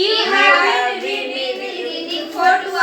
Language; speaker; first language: English; non-native, learner; Hindi